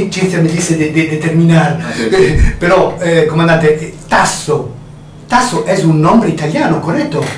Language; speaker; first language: Spanish; non-native, fluent; Italian